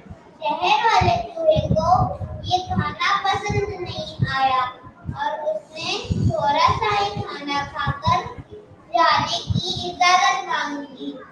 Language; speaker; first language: Hindi; native; Hindi